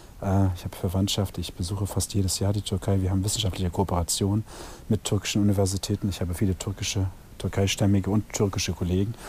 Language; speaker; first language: German; early bilingual, other home language; Turkish